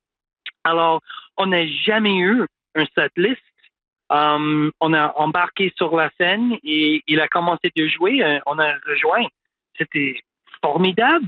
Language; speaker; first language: French; non-native, local second language; English